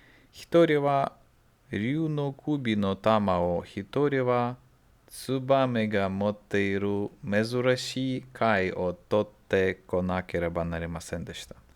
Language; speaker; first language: Japanese; non-native, learner; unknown